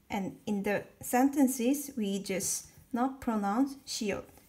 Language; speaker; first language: English; non-native, learner; Korean